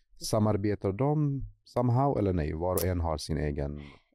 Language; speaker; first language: Swedish; non-native, fluent; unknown